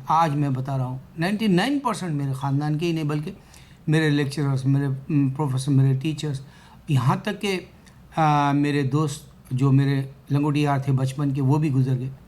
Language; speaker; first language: Urdu; native; Urdu